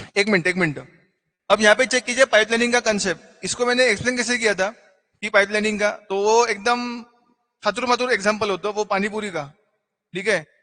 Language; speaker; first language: Hindi; non-native, local second language; Marathi